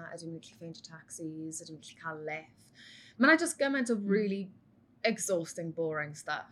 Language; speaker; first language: Welsh; native; Welsh